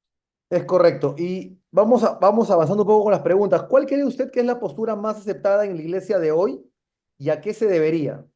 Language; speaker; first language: Spanish; native; Spanish